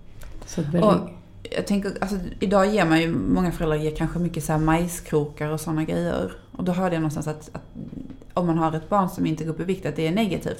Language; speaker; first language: Swedish; native; Swedish